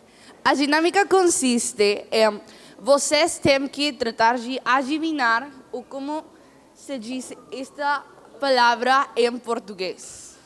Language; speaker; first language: Portuguese; non-native, learner; Spanish